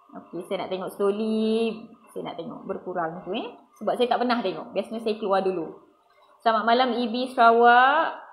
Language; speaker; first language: Malay; non-native, local second language; Tamil